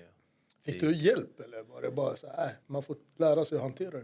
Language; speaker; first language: Swedish; native; Swedish